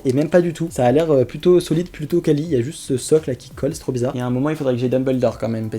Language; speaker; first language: French; native; French